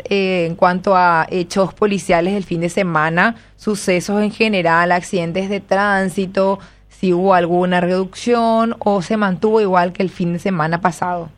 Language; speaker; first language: Spanish; native; Spanish